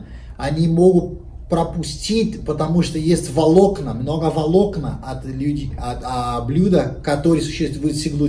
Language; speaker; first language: Russian; non-native, learner; Portuguese